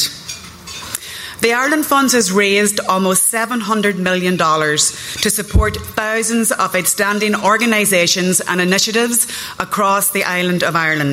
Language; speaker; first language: English; native; English